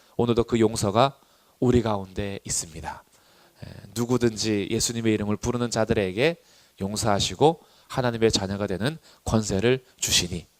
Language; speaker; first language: Korean; native; Korean